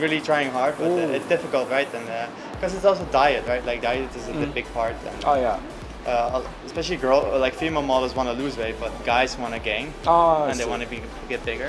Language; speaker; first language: English; non-native, fluent; Dutch